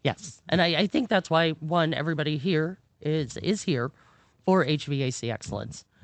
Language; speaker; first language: English; native; English